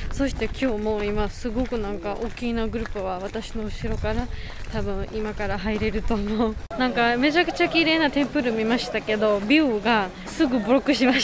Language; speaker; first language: Japanese; non-native, learner; Georgian